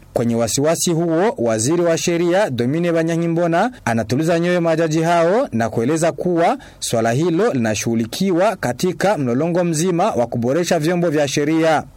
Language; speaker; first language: Swahili; non-native, local second language; Rundi